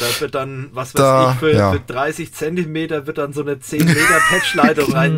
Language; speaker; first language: German; native; German